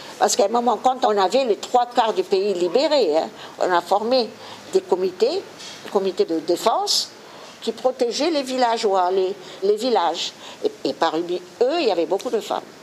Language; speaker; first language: French; non-native, fluent; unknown